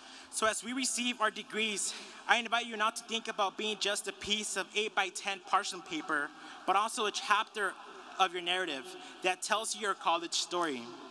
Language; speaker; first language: English; early bilingual, other home language; Spanish